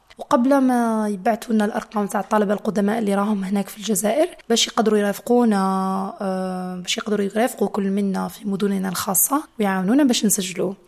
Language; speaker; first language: Arabic; non-native, fluent; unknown